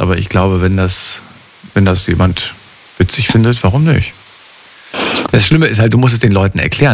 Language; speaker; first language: German; native; German